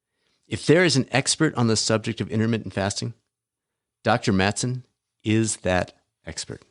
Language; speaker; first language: English; native; English